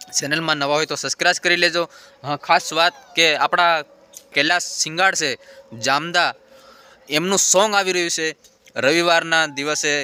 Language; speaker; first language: Gujarati; non-native, local second language; Bhili